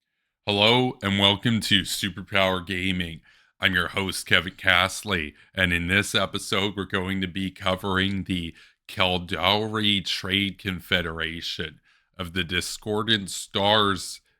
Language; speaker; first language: English; native; English